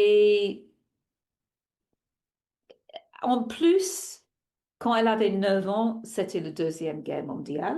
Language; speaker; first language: French; non-native, fluent; English